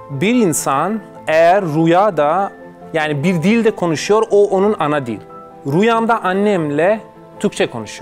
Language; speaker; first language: Turkish; non-native, fluent; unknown